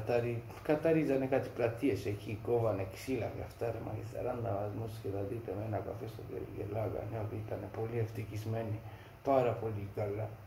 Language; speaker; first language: Greek; non-native, fluent; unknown